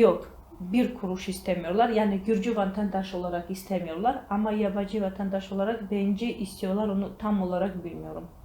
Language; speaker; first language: Turkish; non-native, learner; Georgian